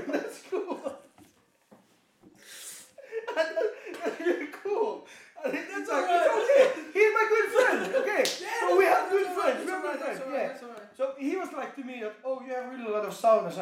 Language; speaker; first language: English; non-native, fluent; Finnish